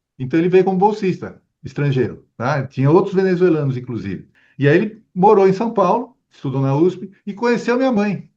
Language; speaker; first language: Portuguese; early bilingual, other home language; Spanish